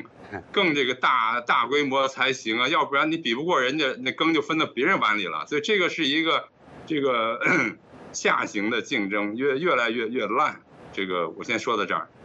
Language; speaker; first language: Chinese; native; Chinese